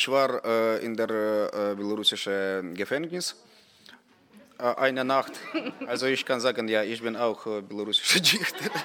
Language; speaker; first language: German; non-native, fluent; Ukrainian